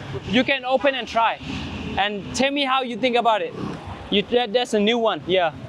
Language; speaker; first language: English; non-native, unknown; Thai